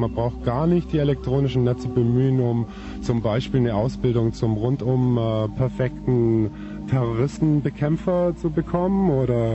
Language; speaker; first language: German; native; German